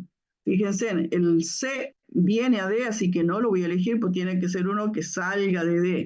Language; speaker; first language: Spanish; native; Spanish